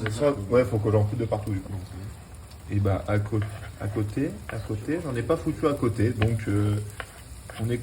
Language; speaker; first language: French; native; French